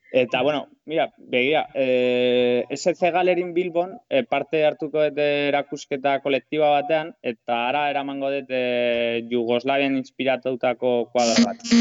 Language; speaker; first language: Basque; non-native, local second language; Spanish